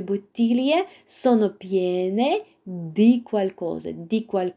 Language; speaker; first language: Italian; non-native, fluent; Ukrainian